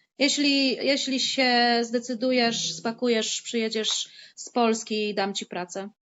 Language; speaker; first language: Polish; native; Polish